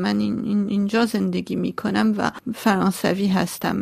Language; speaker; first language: Persian; non-native, local second language; Armenian